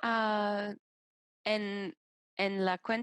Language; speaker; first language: Spanish; non-native, learner; English